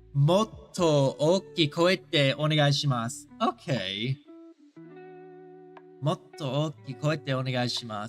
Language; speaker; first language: Japanese; non-native, learner; English